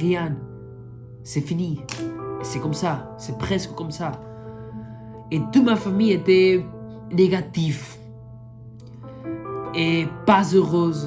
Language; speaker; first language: French; non-native, fluent; Spanish